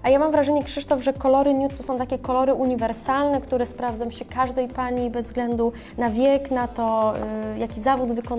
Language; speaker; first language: Polish; native; Polish